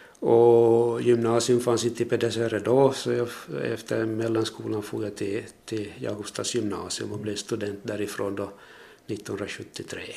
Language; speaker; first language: Swedish; native; Swedish